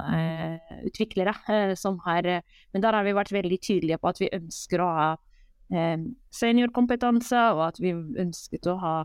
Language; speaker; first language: Norwegian; non-native, fluent; Arabic